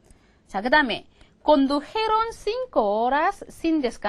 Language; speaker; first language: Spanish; non-native, fluent; Korean